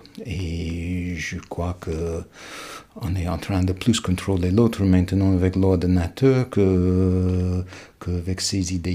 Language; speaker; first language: French; non-native, fluent; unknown